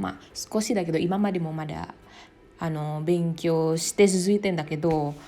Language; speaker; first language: Japanese; non-native, learner; Indonesian